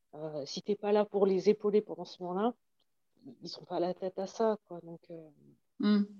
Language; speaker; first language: French; native; French